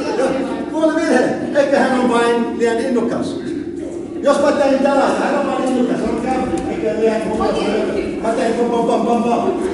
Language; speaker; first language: Finnish; non-native, learner; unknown